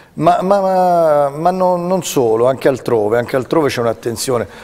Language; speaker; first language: Italian; native; Italian